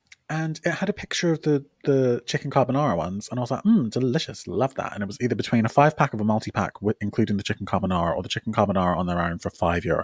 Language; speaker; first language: English; native; English